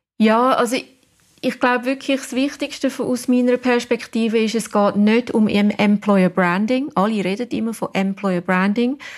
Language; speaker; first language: German; non-native, fluent; English